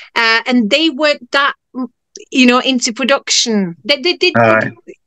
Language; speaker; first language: English; non-native, fluent; Norwegian